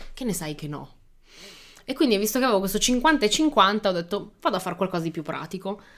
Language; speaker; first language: Italian; early bilingual, other home language; Albanian